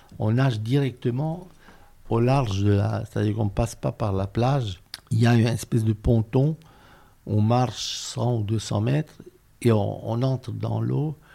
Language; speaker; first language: French; non-native, fluent; Romanian